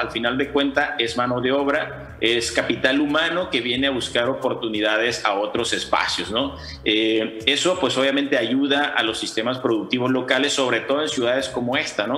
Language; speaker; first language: Spanish; native; Spanish